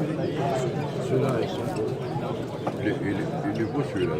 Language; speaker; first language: French; native; French